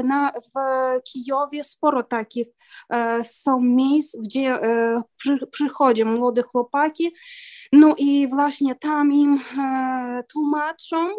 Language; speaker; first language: Polish; non-native, learner; Ukrainian